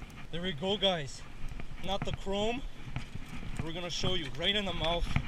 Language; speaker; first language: English; early bilingual, other home language; Polish